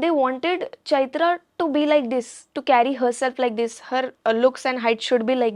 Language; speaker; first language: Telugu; non-native, learner; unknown